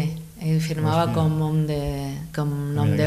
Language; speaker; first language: Catalan; non-native, fluent; Spanish